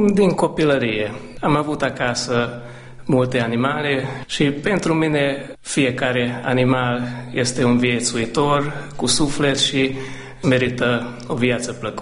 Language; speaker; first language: Romanian; non-native, local second language; Hungarian